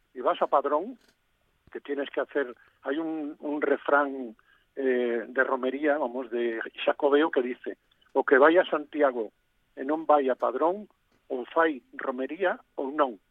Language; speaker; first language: Spanish; non-native, local second language; Galician